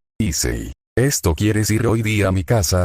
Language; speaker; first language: Spanish; native; Spanish